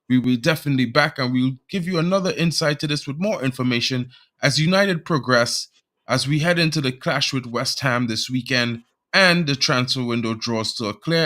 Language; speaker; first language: English; native; English